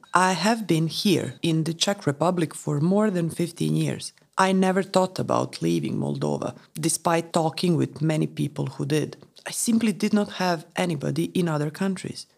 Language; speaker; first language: English; non-native, fluent; Romanian